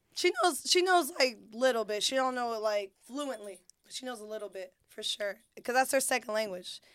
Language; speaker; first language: English; native; English